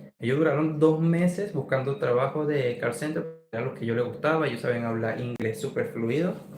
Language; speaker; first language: Spanish; native; Spanish